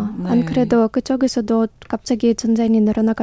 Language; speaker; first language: Korean; non-native, learner; Ukrainian